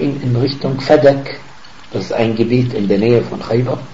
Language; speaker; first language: German; non-native, fluent; Arabic